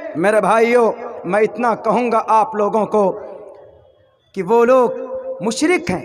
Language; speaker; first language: Urdu; native; Urdu